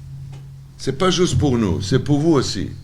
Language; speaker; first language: French; non-native, learner; Serbian